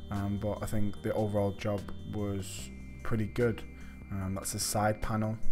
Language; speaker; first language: English; native; English